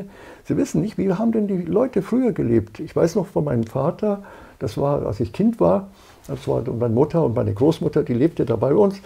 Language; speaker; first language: German; native; German